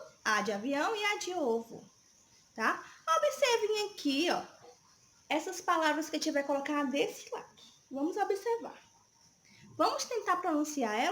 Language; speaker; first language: Portuguese; native; Portuguese